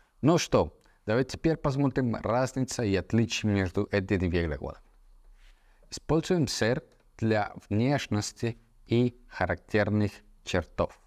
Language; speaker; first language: Russian; non-native, fluent; Spanish